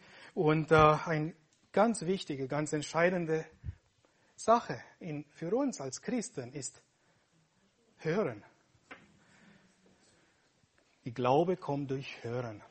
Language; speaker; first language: German; non-native, fluent; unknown